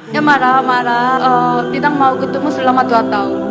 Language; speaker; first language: Indonesian; non-native, learner; Korean